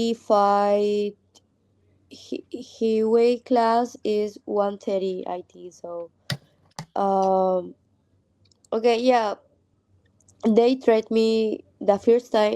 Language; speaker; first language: English; non-native, learner; Spanish